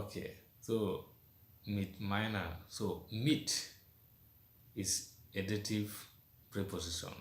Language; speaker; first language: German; non-native, fluent; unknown